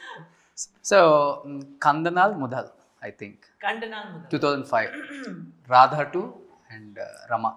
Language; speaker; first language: Telugu; native; Telugu